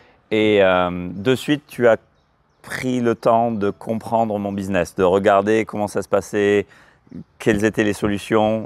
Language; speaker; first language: French; native; French